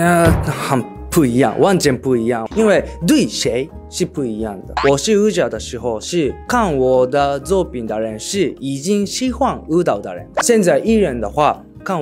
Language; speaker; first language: Chinese; non-native, learner; Japanese